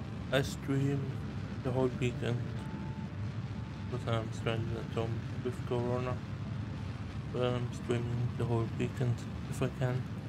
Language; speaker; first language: English; non-native, learner; German